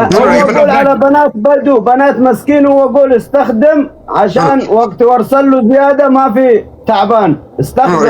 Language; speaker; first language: Arabic; non-native, learner; Oromo